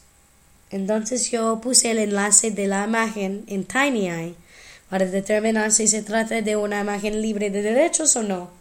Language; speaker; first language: Spanish; non-native, fluent; English